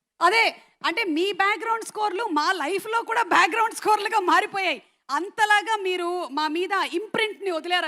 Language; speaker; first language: Telugu; native; Telugu